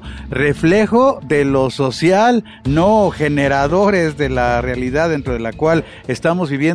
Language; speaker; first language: Spanish; native; Spanish